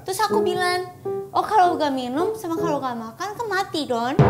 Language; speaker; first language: Indonesian; non-native, fluent; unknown